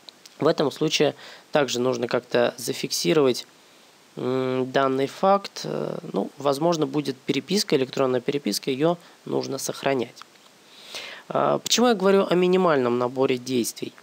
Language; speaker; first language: Russian; native; Russian